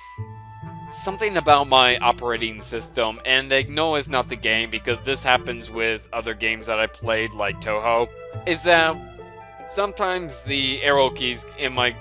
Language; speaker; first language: English; native; English